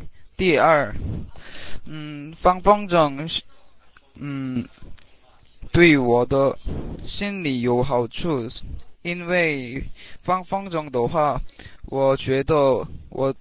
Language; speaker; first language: Chinese; non-native, learner; English